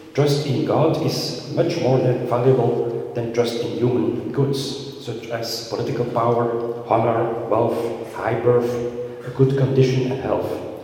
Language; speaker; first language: English; non-native, fluent; Dutch